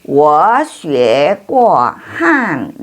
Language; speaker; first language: Chinese; non-native, fluent; Indonesian